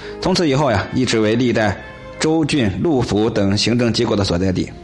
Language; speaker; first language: Chinese; native; Chinese